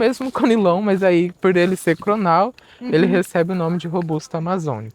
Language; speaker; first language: Portuguese; native; Portuguese